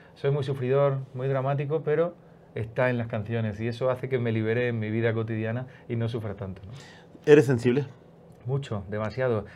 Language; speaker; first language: Spanish; native; Spanish